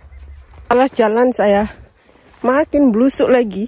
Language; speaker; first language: Indonesian; native; Indonesian